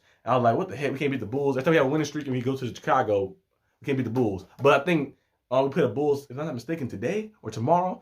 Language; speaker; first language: English; native; English